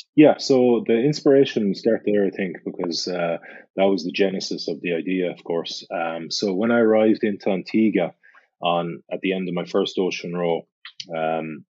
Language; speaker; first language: English; native; English